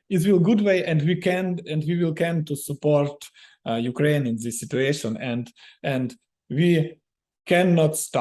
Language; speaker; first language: English; non-native, learner; Ukrainian